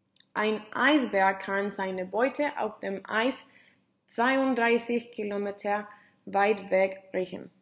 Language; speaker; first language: German; non-native, learner; Spanish